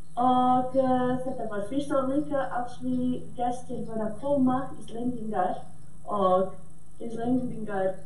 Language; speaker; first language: Icelandic; non-native, learner; Portuguese